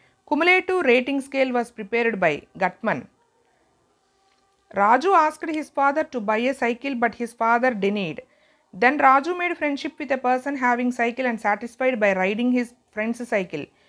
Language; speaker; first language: English; non-native, local second language; Telugu